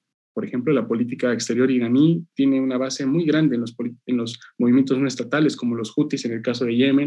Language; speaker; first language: Spanish; native; Spanish